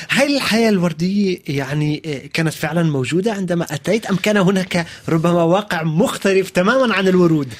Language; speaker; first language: Arabic; native; Arabic